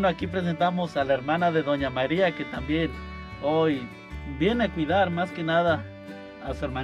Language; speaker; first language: Spanish; native; Spanish